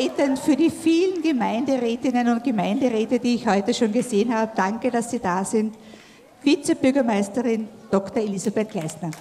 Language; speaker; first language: German; native; German